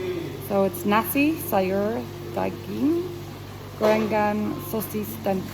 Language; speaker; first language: Indonesian; non-native, learner; English